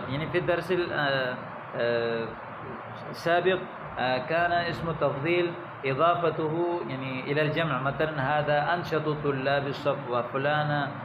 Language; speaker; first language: Arabic; non-native, fluent; Urdu